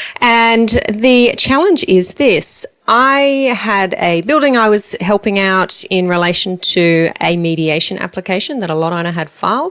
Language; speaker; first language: English; native; English